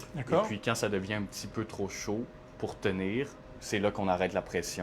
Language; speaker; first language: French; native; French